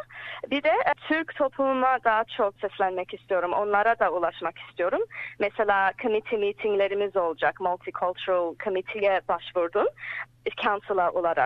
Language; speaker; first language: Turkish; early bilingual, heritage; English